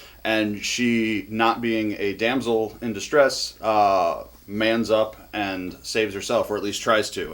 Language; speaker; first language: English; native; English